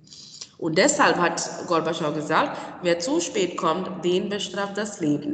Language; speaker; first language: German; non-native, fluent; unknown